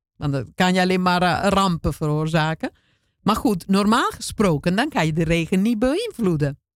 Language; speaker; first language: Dutch; non-native, fluent; Italian